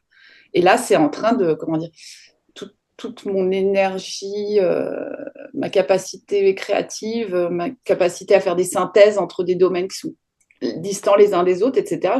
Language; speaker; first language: French; native; French